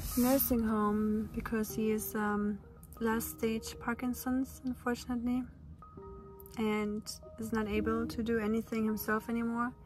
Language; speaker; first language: English; non-native, fluent; German